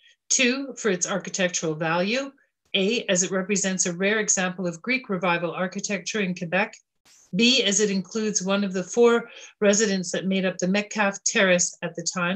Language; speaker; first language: English; native; English